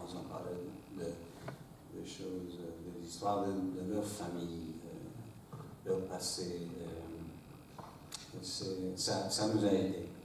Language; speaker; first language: French; non-native, fluent; English